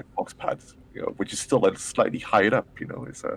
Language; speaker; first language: English; native; English